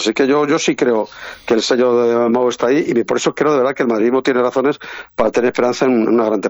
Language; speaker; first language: Spanish; native; Spanish